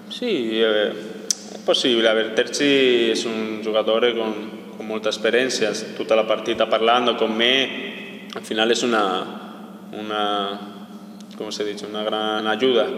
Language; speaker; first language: Italian; non-native, learner; Spanish